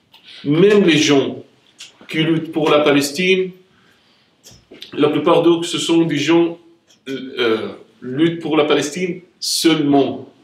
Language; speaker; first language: French; non-native, fluent; Arabic